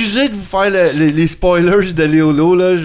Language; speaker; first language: French; native; French